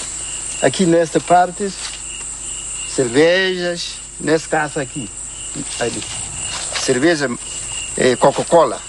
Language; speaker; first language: Portuguese; non-native, learner; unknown